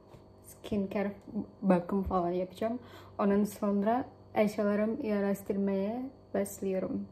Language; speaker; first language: Turkish; non-native, learner; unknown